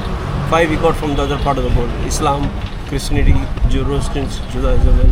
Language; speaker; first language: English; non-native, local second language; Hindi